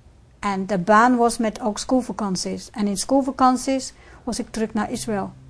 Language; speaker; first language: Dutch; non-native, fluent; English